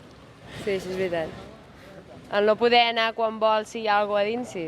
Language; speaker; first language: Catalan; native; Catalan